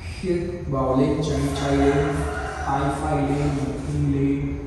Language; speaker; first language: Vietnamese; non-native, learner; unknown